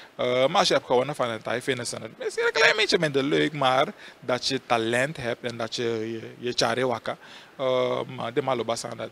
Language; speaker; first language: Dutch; native; Dutch